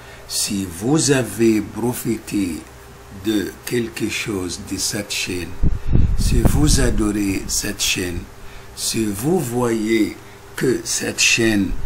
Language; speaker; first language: French; non-native, fluent; Arabic